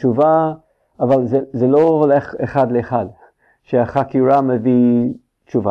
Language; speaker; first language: Hebrew; non-native, fluent; English